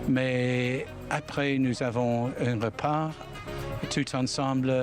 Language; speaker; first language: French; non-native, fluent; English